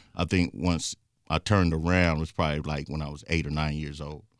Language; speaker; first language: English; native; English